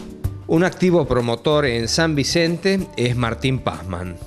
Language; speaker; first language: Spanish; native; Spanish